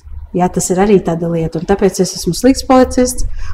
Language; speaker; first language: Latvian; early bilingual, heritage; Latvian